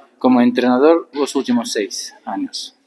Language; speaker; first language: Spanish; non-native, fluent; Bulgarian